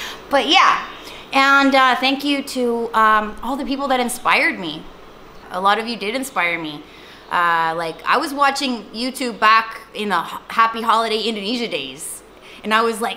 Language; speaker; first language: English; native; English